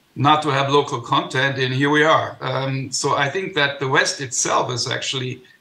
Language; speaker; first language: English; non-native, fluent; German